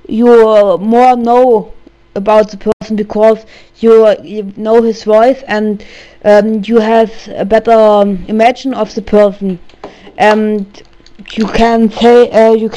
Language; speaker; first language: English; non-native, learner; German